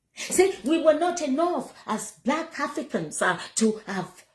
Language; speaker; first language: English; non-native, local second language; Yoruba